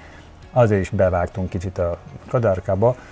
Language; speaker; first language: Hungarian; early bilingual, heritage; Hungarian